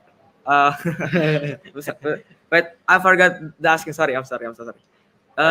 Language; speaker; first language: English; non-native, learner; Indonesian